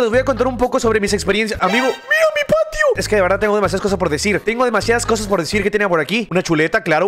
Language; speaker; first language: Spanish; native; Spanish